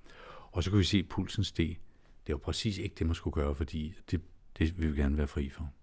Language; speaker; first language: Danish; native; Danish